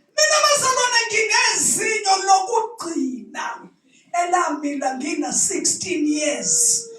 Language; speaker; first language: Zulu; native; Zulu